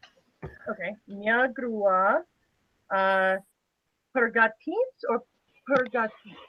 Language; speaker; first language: Albanian; non-native, learner; English